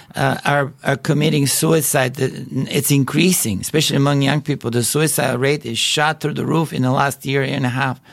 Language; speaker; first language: English; non-native, fluent; Bulgarian